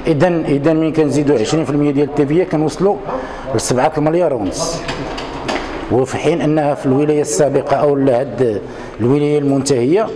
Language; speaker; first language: Arabic; native; Arabic